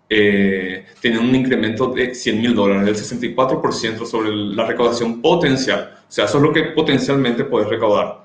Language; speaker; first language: Spanish; native; Spanish